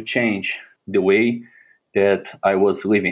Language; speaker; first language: English; non-native, fluent; Portuguese